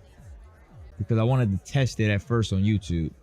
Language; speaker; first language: English; native; English